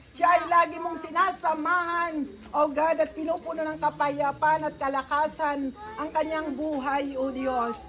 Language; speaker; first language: Filipino; non-native, local second language; Iloko